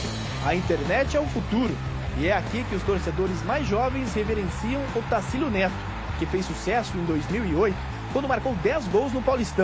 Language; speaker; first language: Portuguese; native; Portuguese